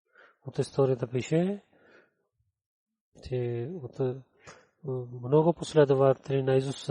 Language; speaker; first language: Bulgarian; non-native, learner; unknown